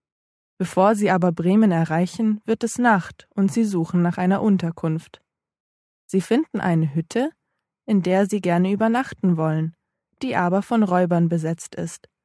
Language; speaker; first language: German; native; German